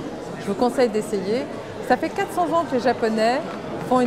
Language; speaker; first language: French; native; French